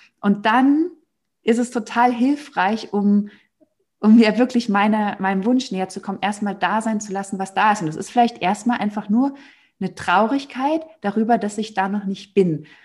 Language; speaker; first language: German; native; German